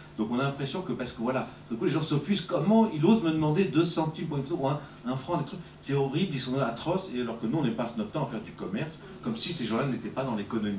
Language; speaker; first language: French; native; French